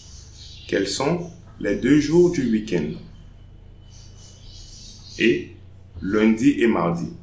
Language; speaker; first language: French; non-native, fluent; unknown